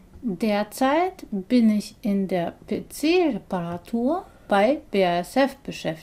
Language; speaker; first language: German; non-native, fluent; Persian